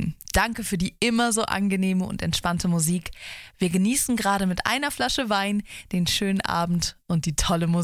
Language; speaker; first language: German; native; German